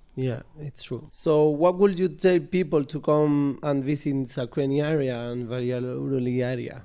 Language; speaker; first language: English; non-native, learner; Spanish